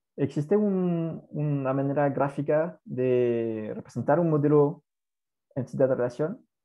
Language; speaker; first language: Spanish; non-native, fluent; French